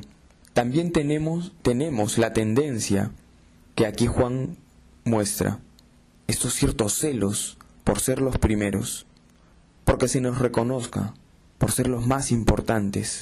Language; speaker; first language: Spanish; native; Spanish